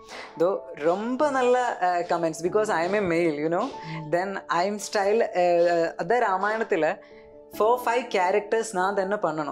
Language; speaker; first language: Tamil; non-native, learner; Malayalam